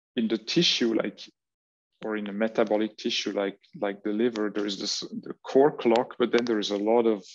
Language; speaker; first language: English; non-native, fluent; French